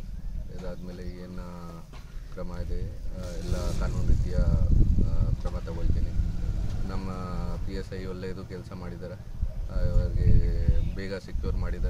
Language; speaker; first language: Kannada; non-native, learner; Hindi